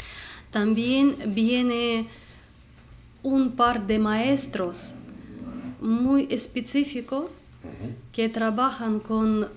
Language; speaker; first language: Spanish; non-native, learner; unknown